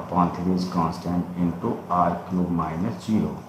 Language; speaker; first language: English; non-native, local second language; Hindi